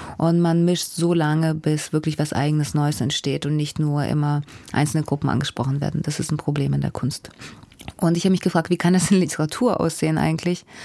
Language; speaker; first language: German; early bilingual, other home language; Russian